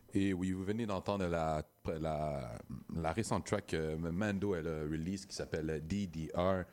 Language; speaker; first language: French; native; French